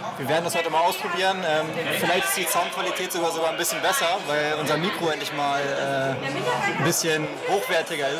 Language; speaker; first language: German; native; German